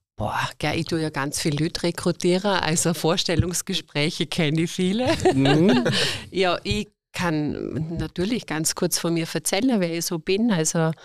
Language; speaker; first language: German; native; German